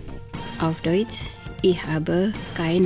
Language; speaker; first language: German; non-native, fluent; Indonesian